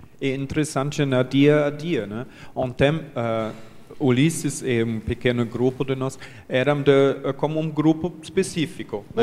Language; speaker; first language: Portuguese; non-native, learner; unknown